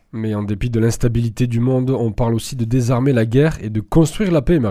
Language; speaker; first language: French; native; French